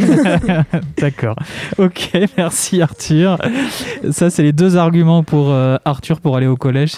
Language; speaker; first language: French; native; French